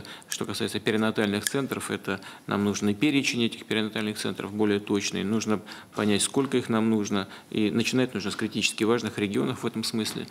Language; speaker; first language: Russian; native; Russian